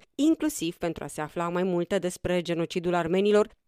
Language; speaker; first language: Romanian; native; Romanian